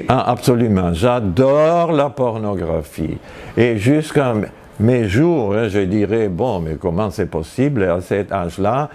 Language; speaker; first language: French; non-native, fluent; Spanish